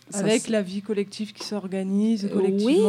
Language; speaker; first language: French; native; French